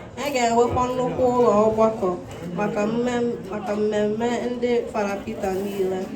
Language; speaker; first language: Igbo; early bilingual, heritage; Igbo